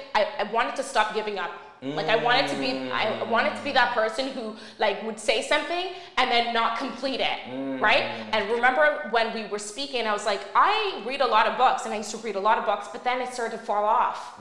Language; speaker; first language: English; native; English